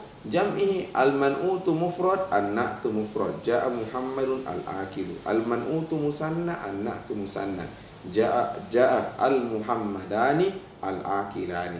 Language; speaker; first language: Arabic; non-native, fluent; Indonesian